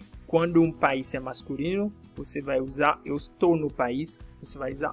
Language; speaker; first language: Portuguese; non-native, fluent; French